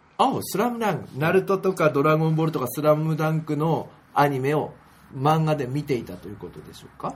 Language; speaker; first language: Japanese; native; Japanese